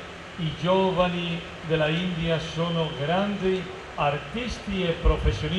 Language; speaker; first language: Italian; non-native, fluent; Spanish